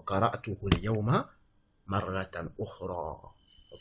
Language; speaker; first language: Arabic; non-native, fluent; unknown